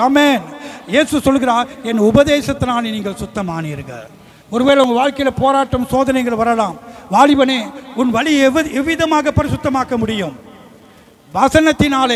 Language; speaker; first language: Tamil; early bilingual, heritage; Tamil